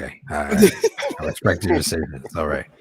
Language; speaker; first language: English; native; English